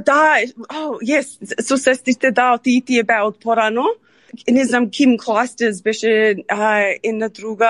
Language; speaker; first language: Macedonian; early bilingual, heritage; Macedonian